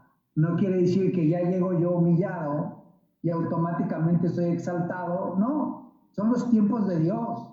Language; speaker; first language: Spanish; native; Spanish